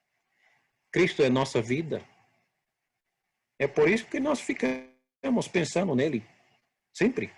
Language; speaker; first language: Portuguese; non-native, fluent; English